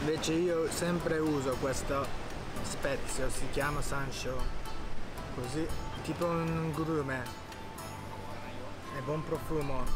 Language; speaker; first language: Italian; non-native, learner; Japanese